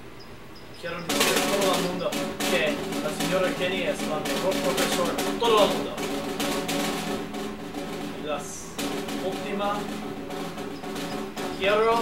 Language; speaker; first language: Spanish; non-native, learner; English